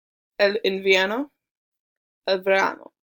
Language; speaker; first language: Spanish; non-native, learner; English